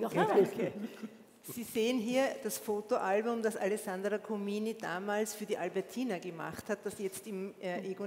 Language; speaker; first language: German; native; German